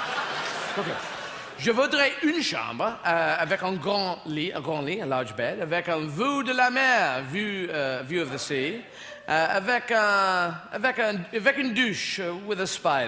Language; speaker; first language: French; non-native, learner; English